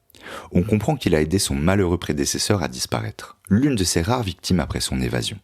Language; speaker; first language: French; native; French